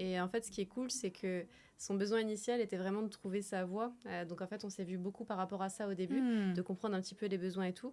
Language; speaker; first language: French; native; French